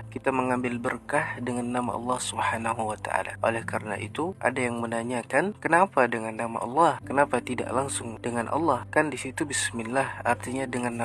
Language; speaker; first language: Malay; native; Malay